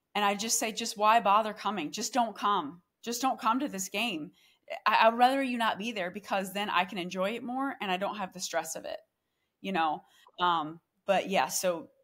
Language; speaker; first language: English; native; English